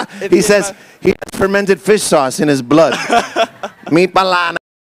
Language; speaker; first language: English; native; English